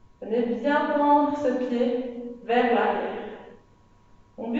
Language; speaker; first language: French; native; French